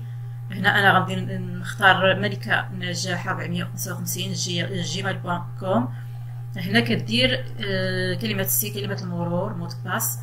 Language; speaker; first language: Arabic; native; Arabic